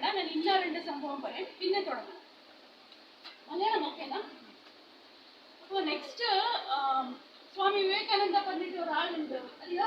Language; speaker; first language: Malayalam; non-native, learner; Kannada